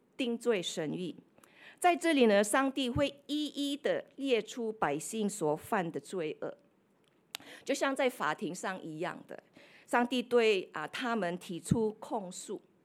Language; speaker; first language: Chinese; non-native, fluent; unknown